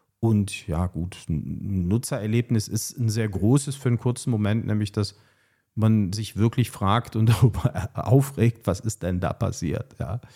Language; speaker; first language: German; native; German